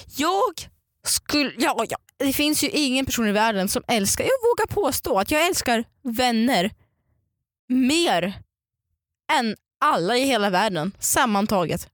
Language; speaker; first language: Swedish; early bilingual, other home language; Russian